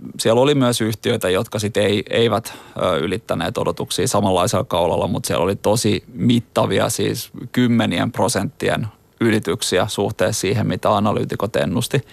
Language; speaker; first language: Finnish; native; Finnish